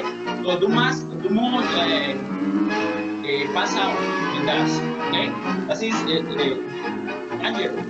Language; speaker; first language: German; non-native, learner; Spanish